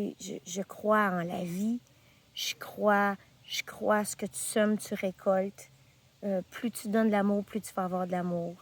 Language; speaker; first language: French; native; French